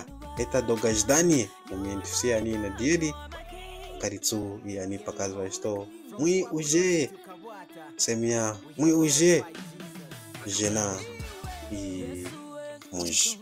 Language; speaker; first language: Russian; non-native, fluent; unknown